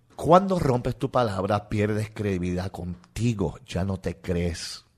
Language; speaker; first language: Spanish; non-native, local second language; English